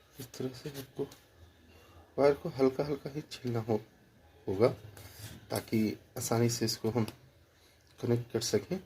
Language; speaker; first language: Hindi; native; Hindi